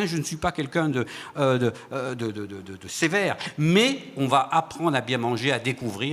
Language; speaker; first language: French; native; French